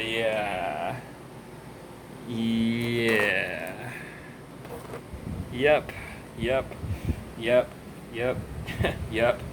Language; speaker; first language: English; native; English